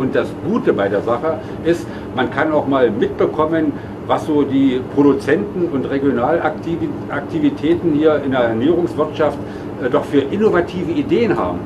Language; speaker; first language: German; native; German